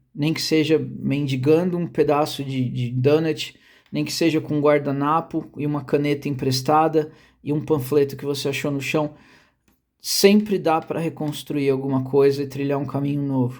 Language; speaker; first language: Portuguese; native; Portuguese